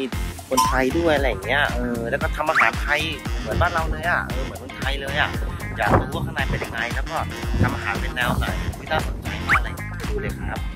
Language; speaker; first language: Thai; native; Thai